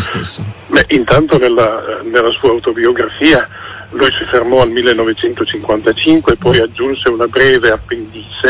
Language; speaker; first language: Italian; native; Italian